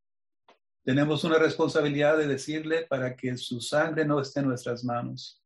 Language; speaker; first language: Spanish; native; Spanish